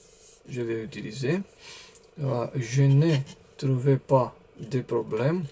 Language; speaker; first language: French; non-native, learner; Romanian